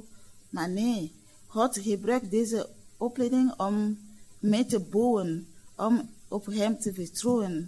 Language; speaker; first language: Dutch; non-native, learner; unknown